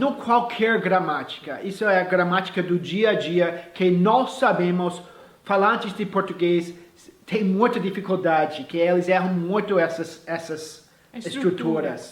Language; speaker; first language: Portuguese; non-native, fluent; English